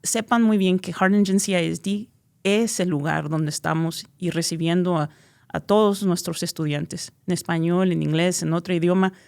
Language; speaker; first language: Spanish; early bilingual, other home language; English